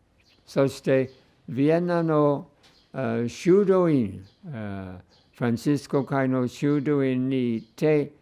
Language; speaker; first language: Japanese; non-native, fluent; English